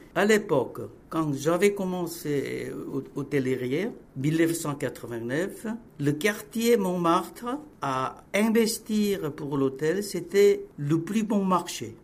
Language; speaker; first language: French; non-native, fluent; Korean